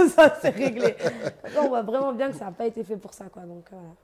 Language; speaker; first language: French; native; French